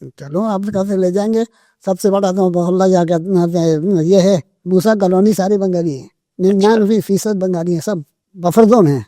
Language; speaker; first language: Urdu; native; Urdu